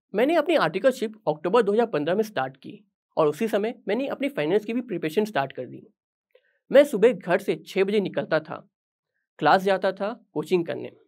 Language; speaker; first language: Hindi; native; Hindi